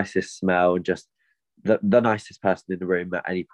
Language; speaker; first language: English; native; English